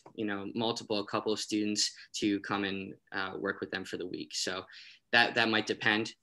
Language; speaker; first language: English; native; English